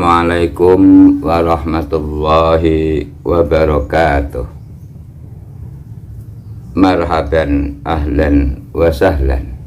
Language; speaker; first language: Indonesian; native; Indonesian